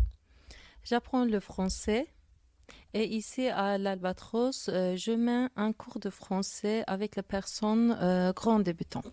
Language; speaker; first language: French; non-native, fluent; Turkish